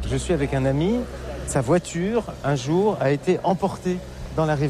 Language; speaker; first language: French; native; French